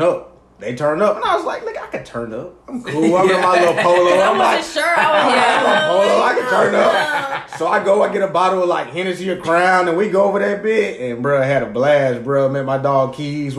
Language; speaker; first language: English; native; English